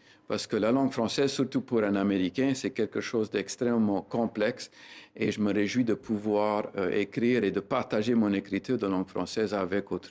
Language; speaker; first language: French; native; French